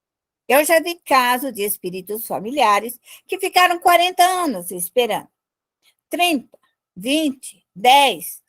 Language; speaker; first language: Portuguese; native; Portuguese